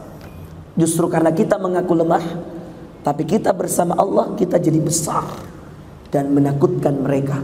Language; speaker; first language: Indonesian; native; Indonesian